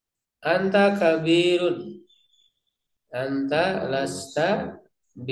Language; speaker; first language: Arabic; non-native, fluent; Indonesian